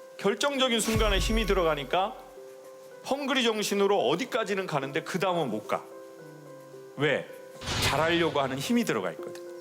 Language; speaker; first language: Korean; native; Korean